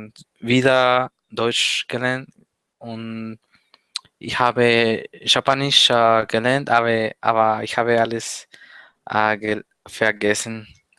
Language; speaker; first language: German; non-native, learner; Spanish